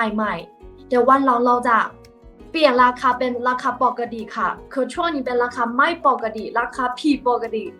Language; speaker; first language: Thai; non-native, fluent; Chinese